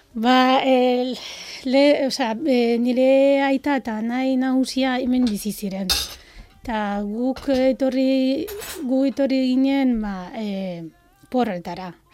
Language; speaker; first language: Basque; non-native, fluent; Arabic